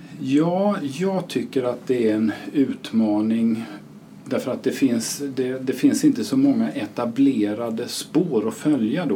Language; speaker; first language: Swedish; native; Swedish